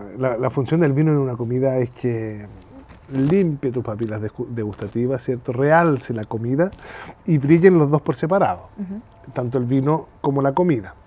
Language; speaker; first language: Spanish; native; Spanish